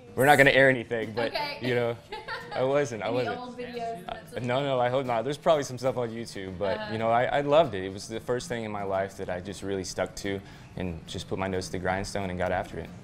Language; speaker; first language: English; native; English